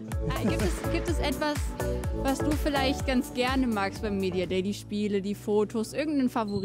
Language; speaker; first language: German; native; German